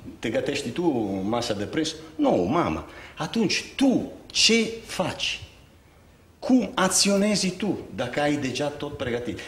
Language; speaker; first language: Romanian; non-native, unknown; Italian